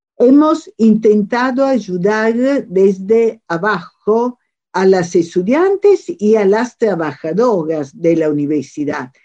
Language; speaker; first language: Spanish; non-native, fluent; Italian